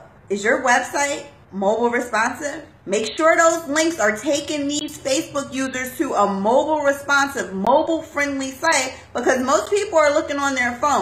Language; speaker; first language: English; native; English